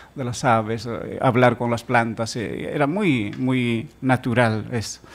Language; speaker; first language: Spanish; non-native, local second language; Quechua